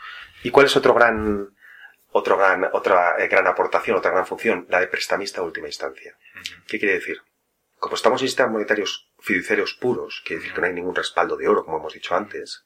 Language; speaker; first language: Spanish; native; Spanish